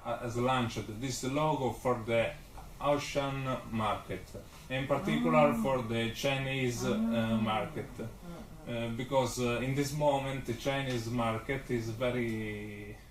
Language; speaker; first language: English; non-native, learner; Italian